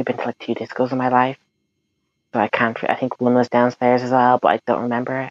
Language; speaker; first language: English; native; English